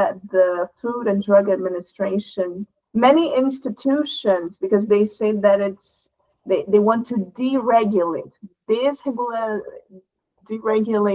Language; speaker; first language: English; non-native, fluent; Portuguese